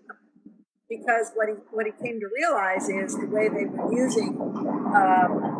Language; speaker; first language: English; native; English